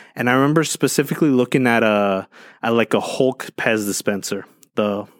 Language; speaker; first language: English; early bilingual, other home language; Spanish